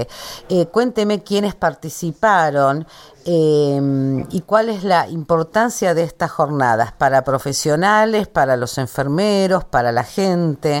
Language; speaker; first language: Spanish; native; Spanish